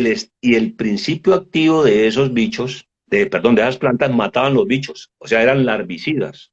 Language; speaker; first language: Spanish; native; Spanish